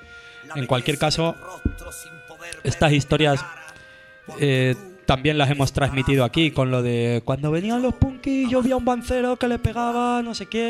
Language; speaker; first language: Spanish; native; Spanish